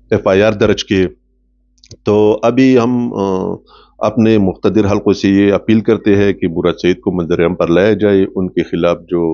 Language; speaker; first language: Urdu; non-native, local second language; Pashto